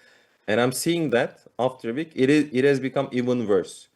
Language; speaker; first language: English; non-native, fluent; Turkish